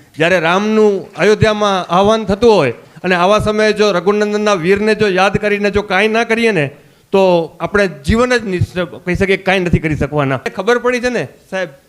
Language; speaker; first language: Gujarati; non-native, local second language; Kachhi